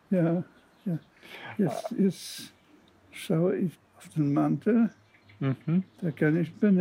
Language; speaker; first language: German; non-native, fluent; Polish